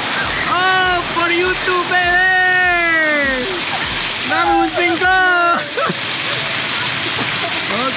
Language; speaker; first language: Spanish; non-native, learner; English